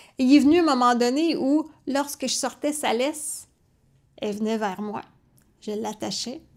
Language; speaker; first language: French; native; French